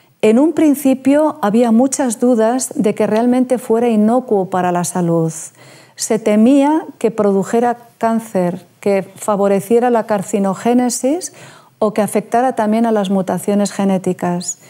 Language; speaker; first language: Spanish; native; Spanish